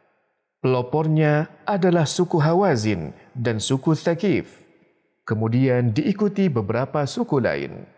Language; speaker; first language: Indonesian; native; Indonesian